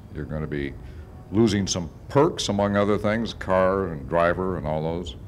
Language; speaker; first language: English; native; English